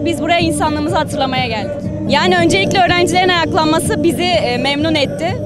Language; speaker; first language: Turkish; native; Turkish